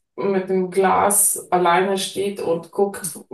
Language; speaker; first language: German; non-native, fluent; Polish